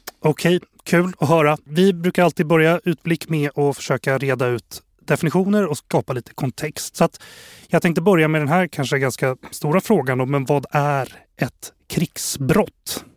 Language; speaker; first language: Swedish; native; Swedish